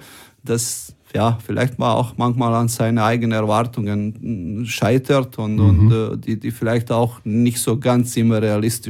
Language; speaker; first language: German; non-native, fluent; Croatian